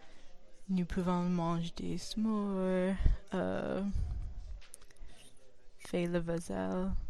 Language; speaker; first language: French; non-native, learner; English